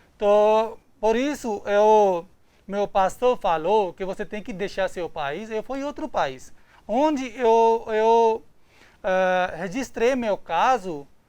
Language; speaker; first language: Portuguese; non-native, learner; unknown